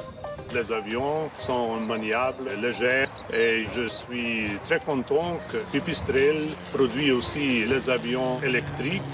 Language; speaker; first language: French; non-native, fluent; Slovenian